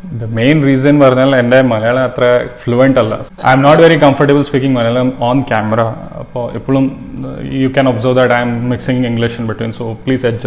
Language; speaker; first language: Malayalam; early bilingual, heritage; Malayalam